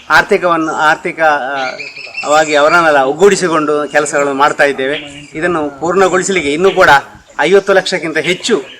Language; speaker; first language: Kannada; native; Kannada